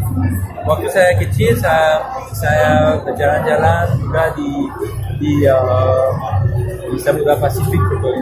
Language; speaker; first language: Indonesian; non-native, fluent; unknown